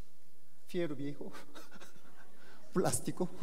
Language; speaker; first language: Spanish; non-native, learner; Korean